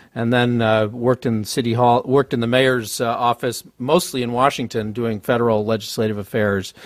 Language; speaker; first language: English; native; English